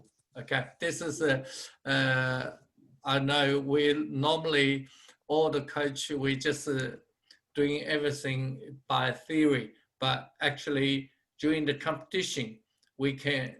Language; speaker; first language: English; non-native, fluent; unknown